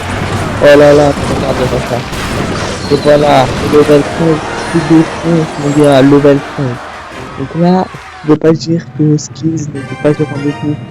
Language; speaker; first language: French; native; French